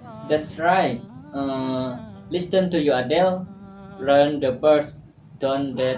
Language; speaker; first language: English; non-native, learner; Indonesian